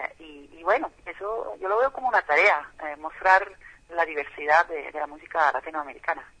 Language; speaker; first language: Spanish; non-native, fluent; Dutch